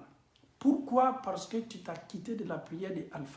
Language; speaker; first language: French; non-native, local second language; Bambara